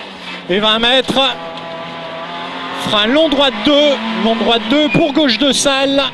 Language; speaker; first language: French; native; French